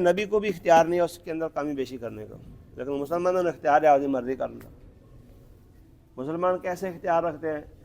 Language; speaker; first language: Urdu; non-native, local second language; Punjabi